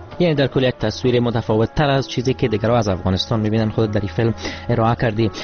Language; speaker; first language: Persian; native; Persian